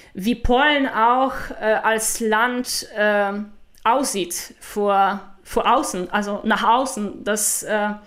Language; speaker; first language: German; non-native, fluent; Polish